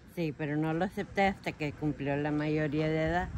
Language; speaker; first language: Spanish; native; Spanish